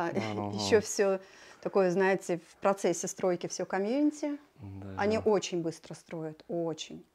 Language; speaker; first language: Russian; native; Russian